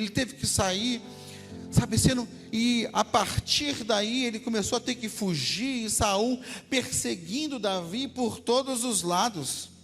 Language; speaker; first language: Portuguese; native; Portuguese